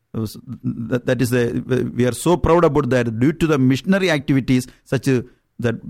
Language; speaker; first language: English; non-native, local second language; Malayalam